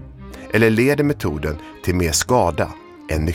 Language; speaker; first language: Swedish; native; Swedish